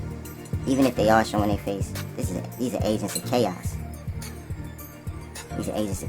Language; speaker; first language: English; native; English